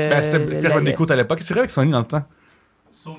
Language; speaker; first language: French; native; French